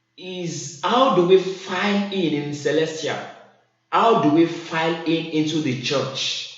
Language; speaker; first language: English; non-native, local second language; Yoruba